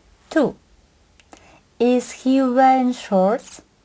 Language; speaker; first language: English; non-native, fluent; Ukrainian